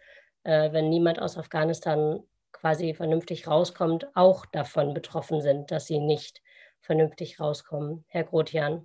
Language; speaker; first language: German; native; German